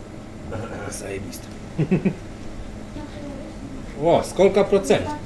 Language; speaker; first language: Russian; non-native, learner; Polish